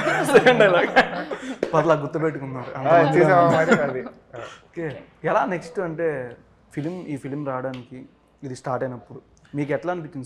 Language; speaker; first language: Telugu; native; Telugu